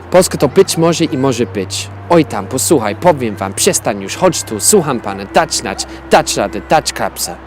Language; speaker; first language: Polish; non-native, fluent; English